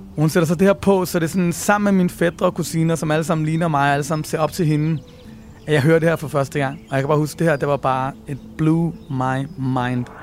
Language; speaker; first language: Danish; early bilingual, other home language; Persian